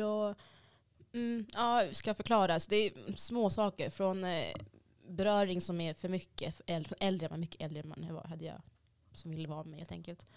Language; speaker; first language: Swedish; early bilingual, other home language; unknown